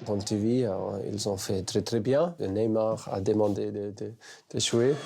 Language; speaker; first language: French; non-native, fluent; German